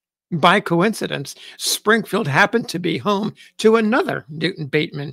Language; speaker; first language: English; native; English